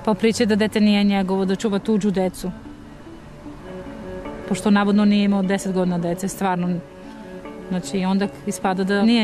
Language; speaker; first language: Serbian; native; Serbian